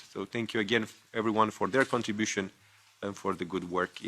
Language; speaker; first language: English; non-native, fluent; Romanian